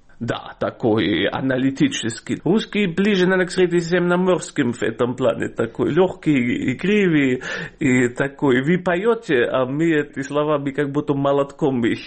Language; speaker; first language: Russian; non-native, fluent; German